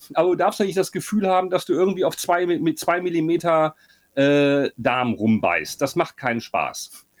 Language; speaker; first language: German; native; German